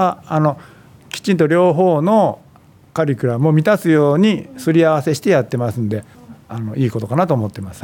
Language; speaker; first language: Japanese; native; Japanese